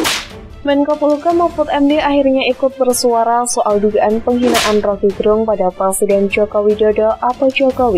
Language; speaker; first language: Indonesian; native; Indonesian